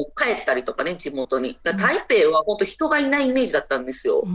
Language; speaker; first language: Japanese; non-native, fluent; Chinese